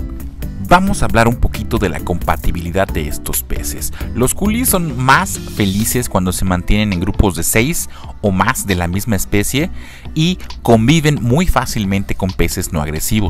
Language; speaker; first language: Spanish; native; Spanish